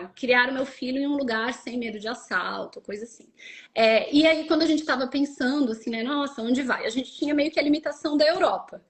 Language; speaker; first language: Portuguese; native; Portuguese